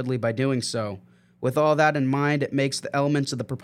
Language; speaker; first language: English; native; English